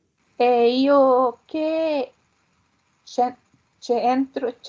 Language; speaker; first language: Italian; non-native, learner; Spanish